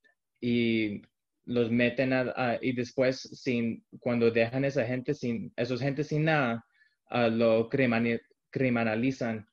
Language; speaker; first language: Spanish; early bilingual, heritage; Spanish